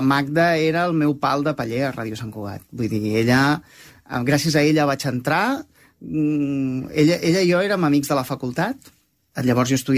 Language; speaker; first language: Catalan; native; Catalan